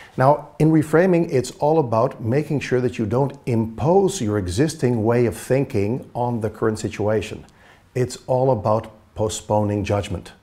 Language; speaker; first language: English; native; English